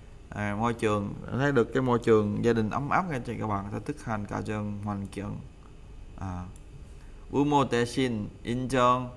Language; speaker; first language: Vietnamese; native; Vietnamese